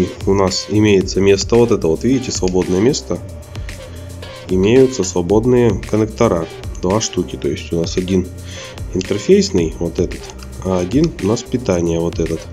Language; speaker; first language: Russian; native; Russian